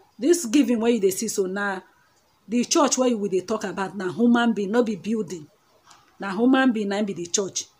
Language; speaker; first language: Nigerian Pidgin; non-native, local second language; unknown